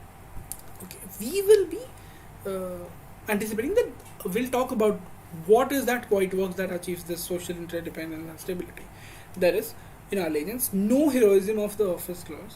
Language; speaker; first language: English; non-native, local second language; Hindi